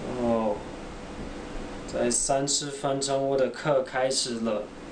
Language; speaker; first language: Chinese; non-native, learner; English